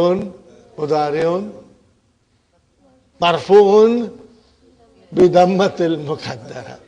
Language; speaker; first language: Arabic; non-native, fluent; Urdu